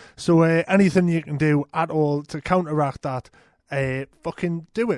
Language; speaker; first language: English; native; English